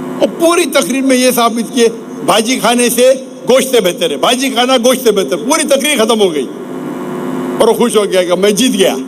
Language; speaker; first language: Urdu; non-native, local second language; Konkani